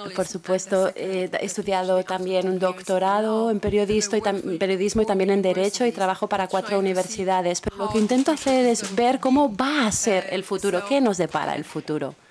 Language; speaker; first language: Spanish; non-native, fluent; Polish